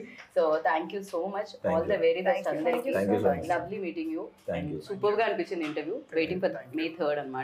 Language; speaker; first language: Telugu; native; Telugu